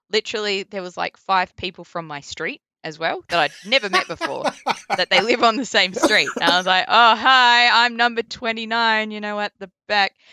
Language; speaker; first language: English; native; English